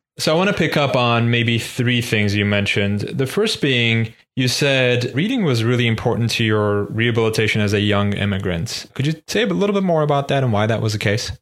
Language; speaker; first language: English; non-native, fluent; Turkish